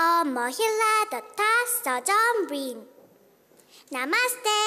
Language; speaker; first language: Nepali; non-native, learner; Korean